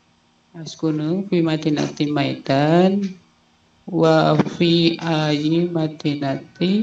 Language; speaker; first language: Arabic; non-native, learner; Indonesian